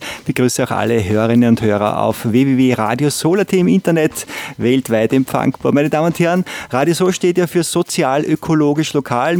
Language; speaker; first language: German; native; German